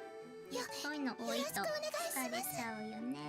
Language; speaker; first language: Japanese; native; Japanese